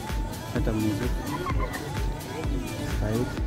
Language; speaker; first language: Russian; non-native, learner; Azerbaijani